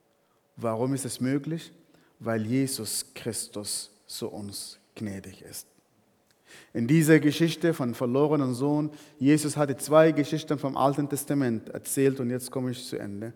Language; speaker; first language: German; non-native, fluent; Arabic